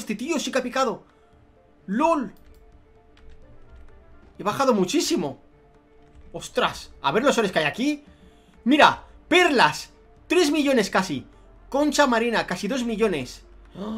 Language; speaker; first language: Spanish; native; Spanish